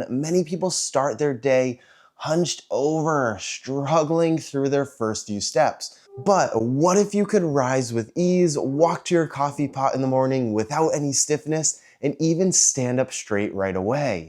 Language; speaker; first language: English; native; English